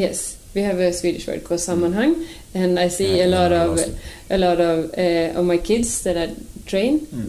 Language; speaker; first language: English; non-native, fluent; Swedish